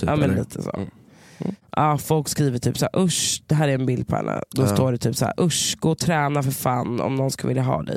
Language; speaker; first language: Swedish; native; Swedish